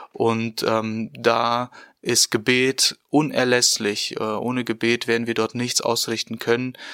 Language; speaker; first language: German; native; German